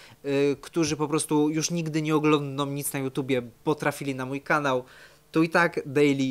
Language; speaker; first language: Polish; native; Polish